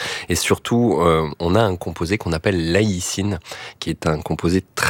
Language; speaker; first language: French; native; French